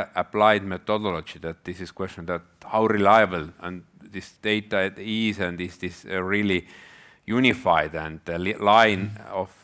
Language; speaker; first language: English; non-native, fluent; Estonian